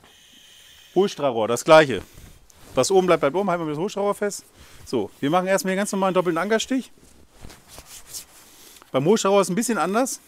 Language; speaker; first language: German; native; German